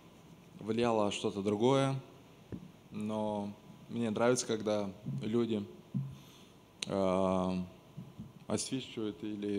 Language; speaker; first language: Russian; non-native, local second language; Romanian